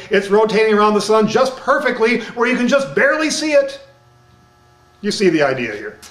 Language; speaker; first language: English; native; English